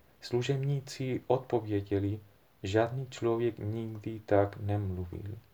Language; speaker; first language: Czech; non-native, fluent; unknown